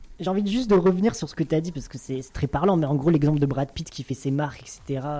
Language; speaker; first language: French; native; French